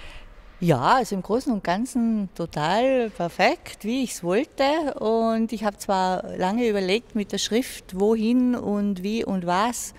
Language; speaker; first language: German; native; German